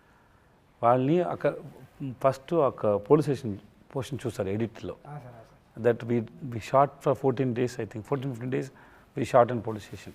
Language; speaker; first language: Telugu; non-native, learner; Tamil